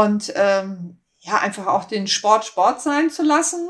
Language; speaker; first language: German; native; German